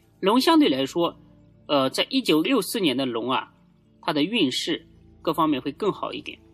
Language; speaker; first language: Chinese; native; Chinese